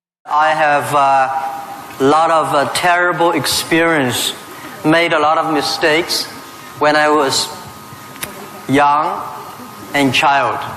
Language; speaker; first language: English; non-native, fluent; Chinese